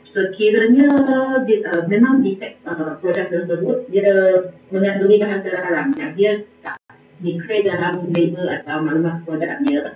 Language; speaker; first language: Malay; non-native, local second language; Chinese